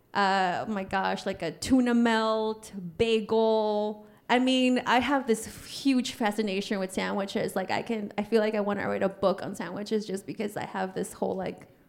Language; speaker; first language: English; early bilingual, other home language; Spanish